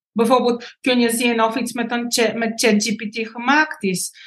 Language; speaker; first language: Dutch; non-native, fluent; Bulgarian